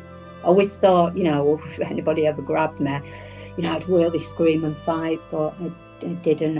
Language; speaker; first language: English; native; English